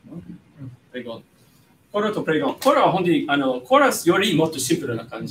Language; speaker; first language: Japanese; non-native, fluent; English